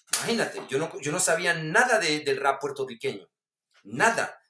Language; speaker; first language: Spanish; early bilingual, heritage; French